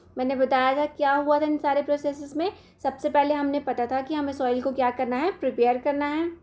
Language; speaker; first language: Hindi; non-native, local second language; Dogri